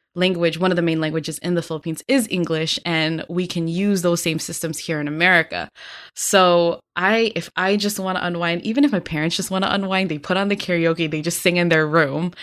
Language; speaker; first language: English; early bilingual, other home language; Filipino